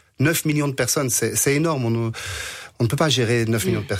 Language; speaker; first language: French; native; French